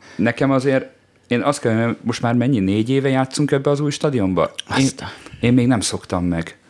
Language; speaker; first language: Hungarian; native; Hungarian